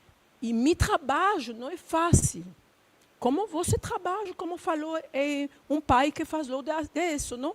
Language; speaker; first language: Portuguese; non-native, learner; Luba-Lulua